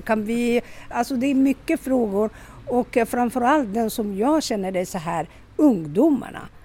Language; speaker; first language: Swedish; non-native, local second language; Somali